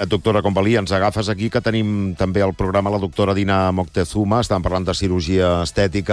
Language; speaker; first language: Catalan; native; Catalan